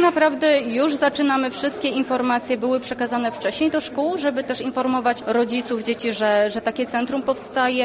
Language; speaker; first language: Polish; native; Polish